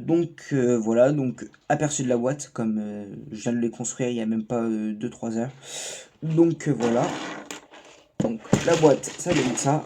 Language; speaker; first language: French; native; French